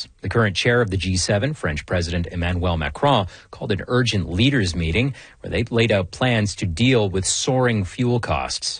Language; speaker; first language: English; native; English